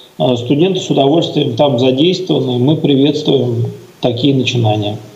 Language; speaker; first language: Russian; native; Russian